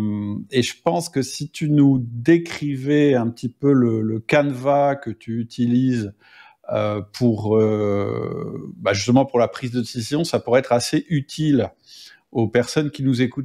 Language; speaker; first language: French; native; French